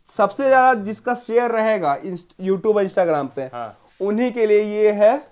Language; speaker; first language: Hindi; native; Hindi